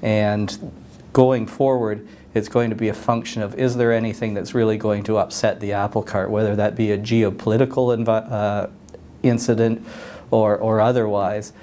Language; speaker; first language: English; native; English